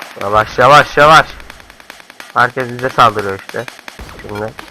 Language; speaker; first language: Turkish; native; Turkish